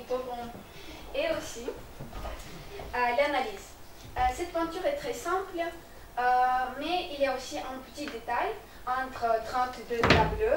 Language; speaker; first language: French; non-native, learner; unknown